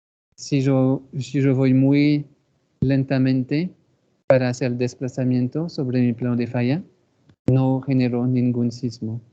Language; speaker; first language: Spanish; non-native, fluent; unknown